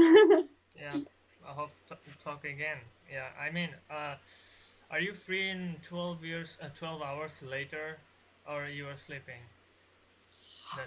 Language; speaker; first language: English; non-native, learner; Bangla